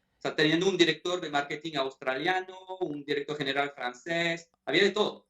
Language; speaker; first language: Spanish; non-native, fluent; French